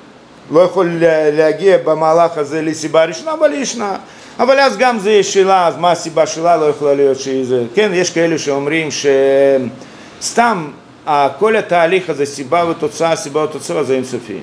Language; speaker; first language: Hebrew; non-native, fluent; Russian